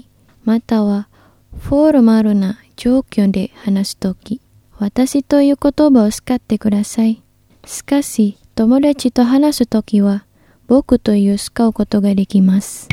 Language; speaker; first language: Japanese; non-native, fluent; Indonesian